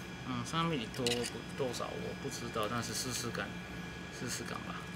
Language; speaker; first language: Chinese; non-native, learner; Japanese